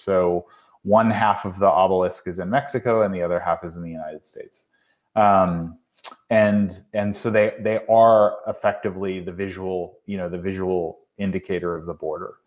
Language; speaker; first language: English; native; English